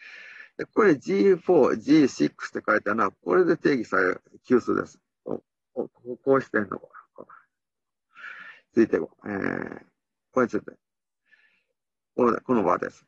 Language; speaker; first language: Japanese; native; Japanese